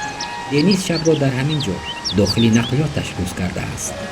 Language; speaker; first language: Persian; native; Persian